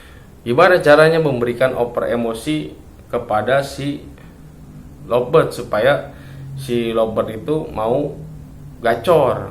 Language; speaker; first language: Indonesian; native; Indonesian